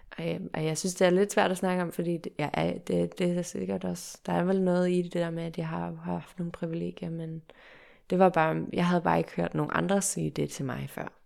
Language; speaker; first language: Danish; early bilingual, heritage; Danish